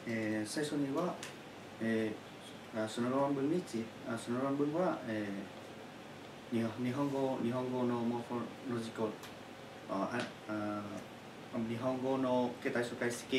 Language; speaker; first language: Japanese; non-native, learner; Chinese